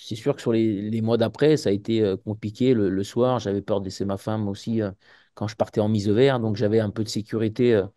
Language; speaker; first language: French; native; French